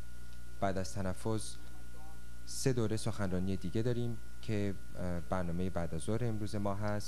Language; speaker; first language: Persian; native; Persian